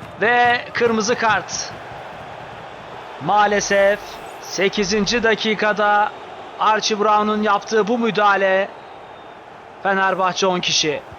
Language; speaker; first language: Turkish; native; Turkish